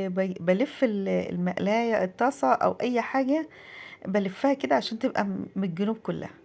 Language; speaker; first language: Arabic; native; Arabic